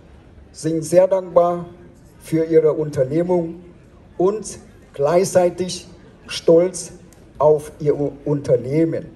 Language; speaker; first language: German; non-native, fluent; Vietnamese